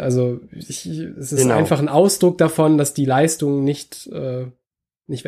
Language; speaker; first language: German; native; German